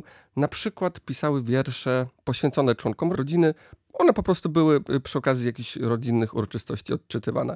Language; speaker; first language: Polish; native; Polish